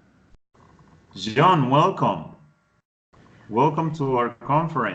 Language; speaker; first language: English; non-native, fluent; Spanish